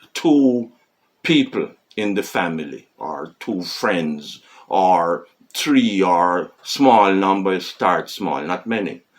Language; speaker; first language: English; non-native, fluent; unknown